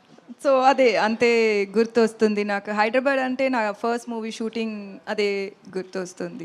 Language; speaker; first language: Telugu; non-native, learner; Tamil